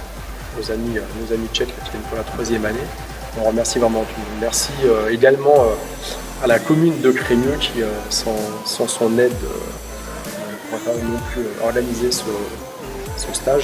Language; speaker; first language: French; native; French